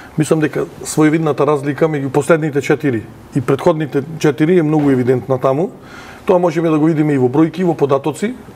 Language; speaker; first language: Macedonian; native; Macedonian